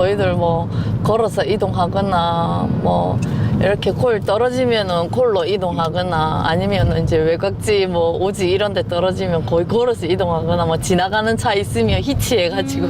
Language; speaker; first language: Korean; native; Korean